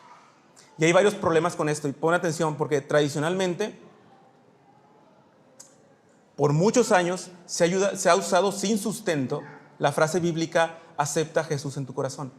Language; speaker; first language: Spanish; native; Spanish